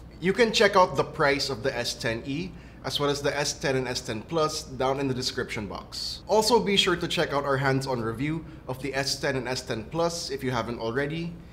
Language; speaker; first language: English; non-native, local second language; Filipino